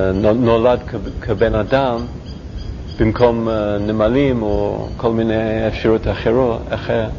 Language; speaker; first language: Hebrew; non-native, learner; English